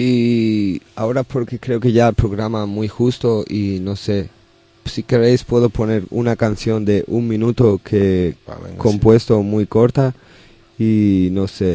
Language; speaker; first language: Spanish; non-native, learner; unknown